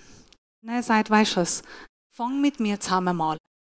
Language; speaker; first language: German; non-native, fluent; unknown